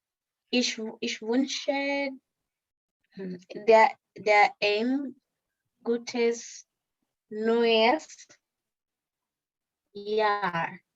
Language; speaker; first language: German; non-native, learner; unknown